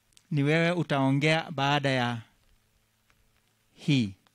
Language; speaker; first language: Swahili; non-native, local second language; Kalenjin